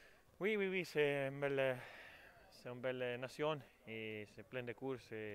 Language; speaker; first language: French; non-native, learner; Italian